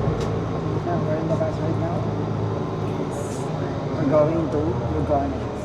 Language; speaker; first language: English; non-native, local second language; Filipino